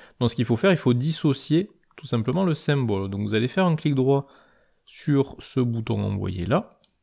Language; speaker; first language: French; native; French